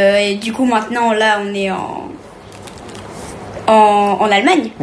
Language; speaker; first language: French; early bilingual, heritage; French